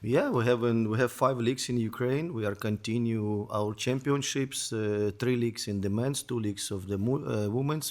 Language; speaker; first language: English; non-native, learner; Ukrainian